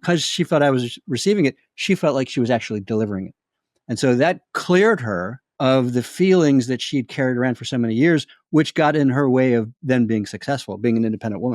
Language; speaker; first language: English; native; English